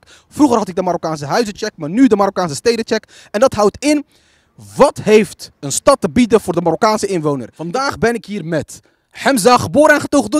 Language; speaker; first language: Dutch; early bilingual, other home language; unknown